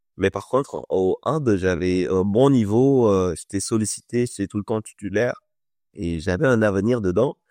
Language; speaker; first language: French; non-native, local second language; Wolof